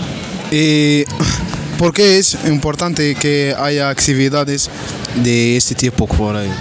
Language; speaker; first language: Spanish; non-native, learner; Arabic